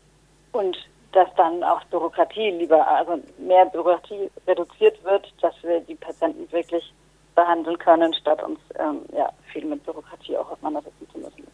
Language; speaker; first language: German; native; German